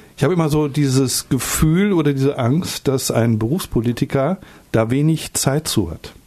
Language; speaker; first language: German; native; German